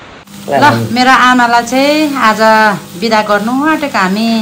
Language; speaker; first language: Nepali; native; Nepali